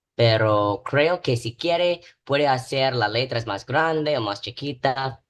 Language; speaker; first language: Spanish; non-native, learner; English